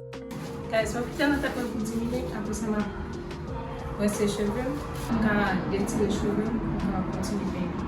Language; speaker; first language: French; non-native, learner; Haitian Creole